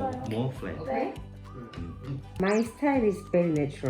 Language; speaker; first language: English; non-native, learner; Korean